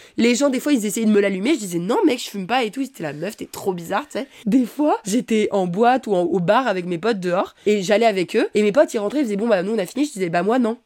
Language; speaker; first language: French; native; French